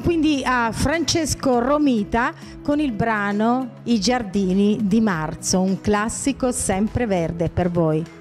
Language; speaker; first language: Italian; native; Italian